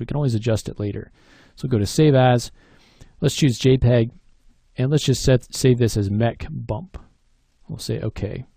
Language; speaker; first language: English; native; English